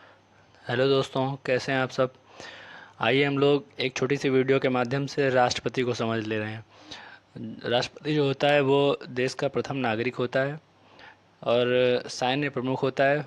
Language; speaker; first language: Hindi; native; Hindi